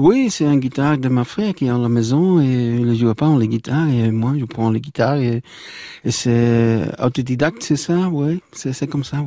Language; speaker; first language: French; non-native, local second language; Dutch